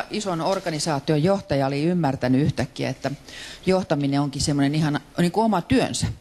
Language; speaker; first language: Finnish; native; Finnish